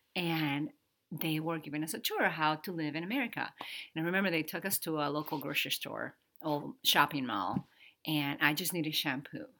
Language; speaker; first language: English; non-native, fluent; Spanish